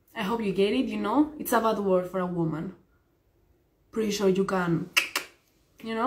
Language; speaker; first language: English; non-native, fluent; Spanish